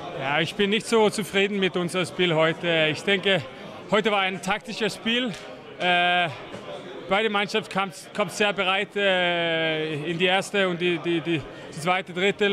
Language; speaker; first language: German; non-native, learner; Danish